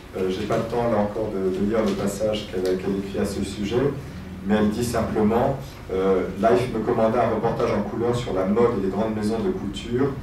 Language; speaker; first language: French; native; French